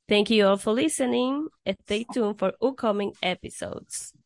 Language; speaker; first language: English; non-native, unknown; Spanish